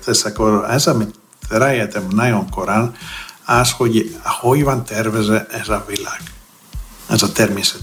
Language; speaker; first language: Hungarian; non-native, fluent; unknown